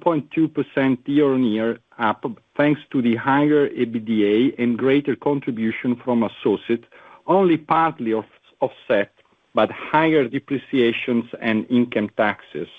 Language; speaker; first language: English; non-native, fluent; Italian